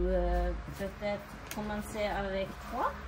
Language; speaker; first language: French; non-native, learner; Norwegian